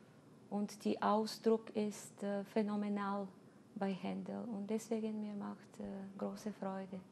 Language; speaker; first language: German; non-native, fluent; Bulgarian